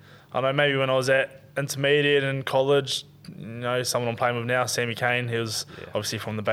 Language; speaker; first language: English; native; English